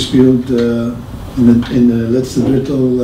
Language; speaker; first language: German; non-native, learner; English